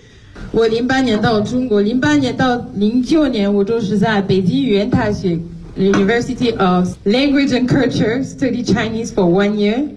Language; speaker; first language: Chinese; non-native, fluent; French